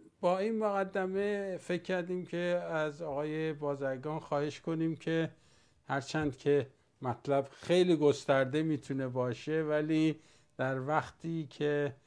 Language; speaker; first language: Persian; native; Persian